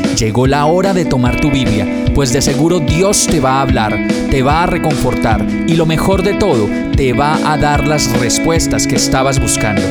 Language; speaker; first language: Spanish; native; Spanish